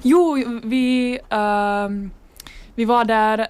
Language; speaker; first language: Swedish; non-native, local second language; Finnish